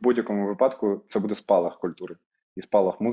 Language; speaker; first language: Ukrainian; non-native, local second language; Russian